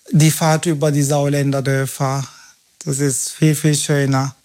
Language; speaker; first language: German; non-native, learner; Turkish